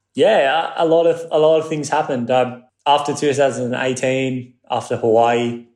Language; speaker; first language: English; non-native, local second language; Japanese